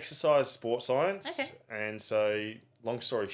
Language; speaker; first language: English; native; English